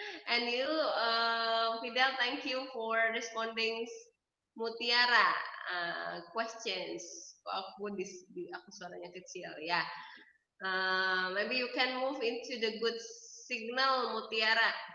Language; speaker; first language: English; non-native, fluent; Indonesian